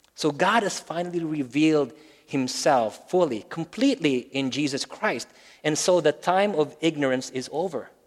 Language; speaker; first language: English; non-native, local second language; Filipino